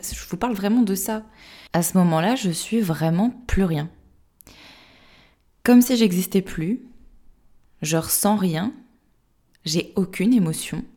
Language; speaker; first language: French; native; French